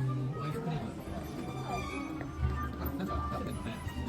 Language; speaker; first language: Japanese; native; Japanese